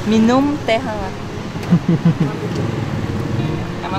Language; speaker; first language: Indonesian; non-native, learner; Russian